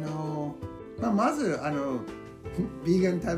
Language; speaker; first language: Japanese; non-native, learner; English